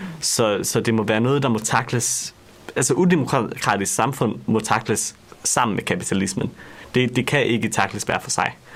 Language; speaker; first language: Danish; native; Danish